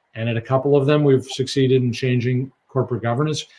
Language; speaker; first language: English; native; English